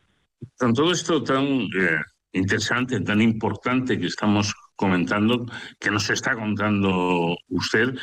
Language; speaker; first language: Spanish; native; Spanish